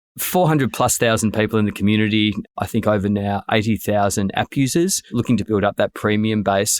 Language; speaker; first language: English; native; English